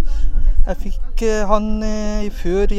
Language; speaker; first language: Norwegian; non-native, fluent; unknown